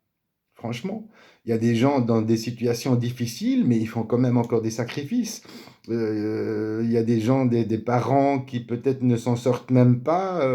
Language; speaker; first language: French; native; French